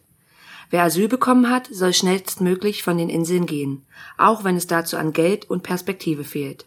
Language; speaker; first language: German; native; German